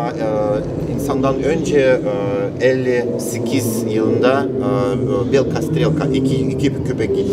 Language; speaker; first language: Turkish; non-native, learner; Russian